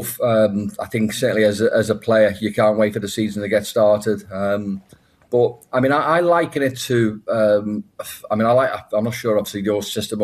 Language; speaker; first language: English; native; English